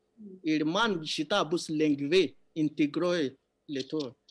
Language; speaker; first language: Lithuanian; non-native, learner; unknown